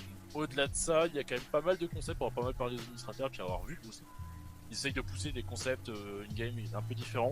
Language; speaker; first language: French; native; French